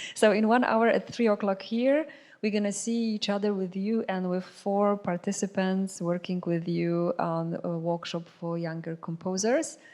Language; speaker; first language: English; non-native, fluent; Polish